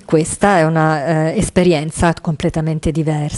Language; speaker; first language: Italian; native; Italian